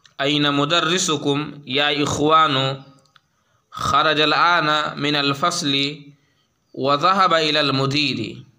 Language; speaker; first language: Arabic; non-native, fluent; Urdu